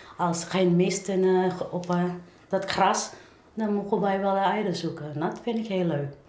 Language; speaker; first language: Dutch; non-native, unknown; English